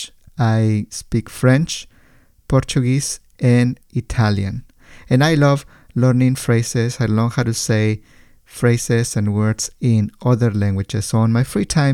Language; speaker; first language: English; non-native, fluent; Spanish